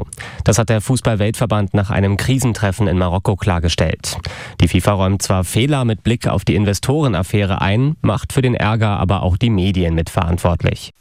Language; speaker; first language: German; native; German